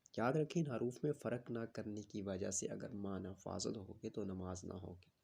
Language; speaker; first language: Urdu; native; Urdu